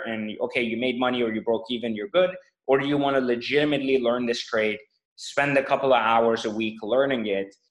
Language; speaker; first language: English; non-native, fluent; French